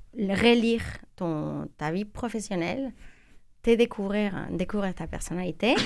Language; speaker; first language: French; non-native, fluent; Spanish